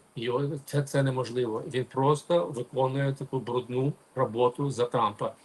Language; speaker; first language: Ukrainian; non-native, local second language; Russian